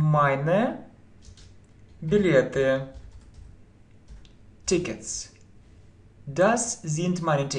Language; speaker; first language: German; non-native, fluent; Russian